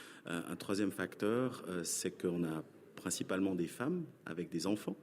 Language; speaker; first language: French; native; French